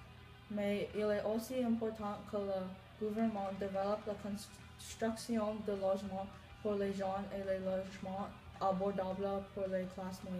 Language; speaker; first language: French; non-native, learner; English